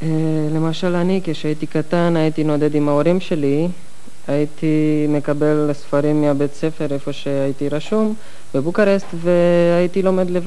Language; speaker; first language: Hebrew; non-native, fluent; Romanian